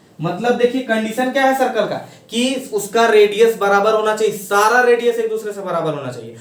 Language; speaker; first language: Hindi; native; Hindi